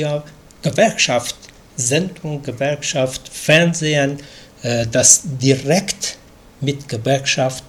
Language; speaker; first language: German; non-native, fluent; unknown